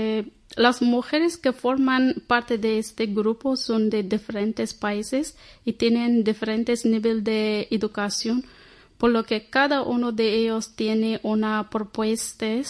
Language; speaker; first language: Spanish; non-native, learner; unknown